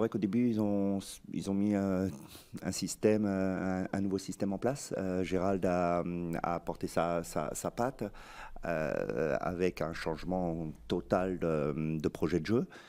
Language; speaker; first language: French; native; French